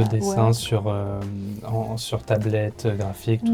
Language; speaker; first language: French; native; French